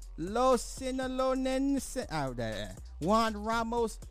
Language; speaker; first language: Spanish; non-native, learner; English